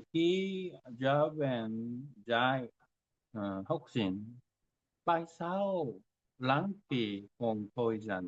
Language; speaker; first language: Vietnamese; non-native, learner; Korean